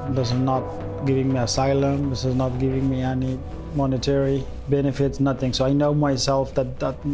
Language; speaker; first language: English; non-native, fluent; Persian